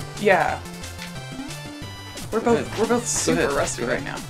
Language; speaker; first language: English; native; English